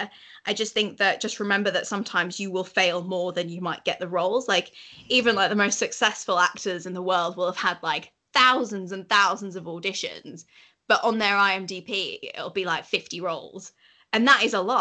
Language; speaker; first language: English; native; English